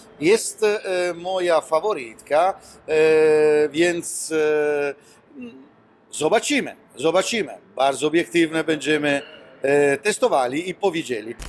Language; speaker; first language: Polish; non-native, learner; Italian